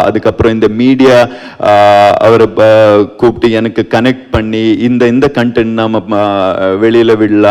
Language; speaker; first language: Tamil; non-native, learner; Kannada